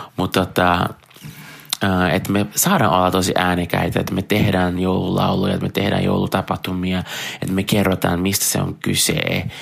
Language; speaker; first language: Finnish; non-native, fluent; Portuguese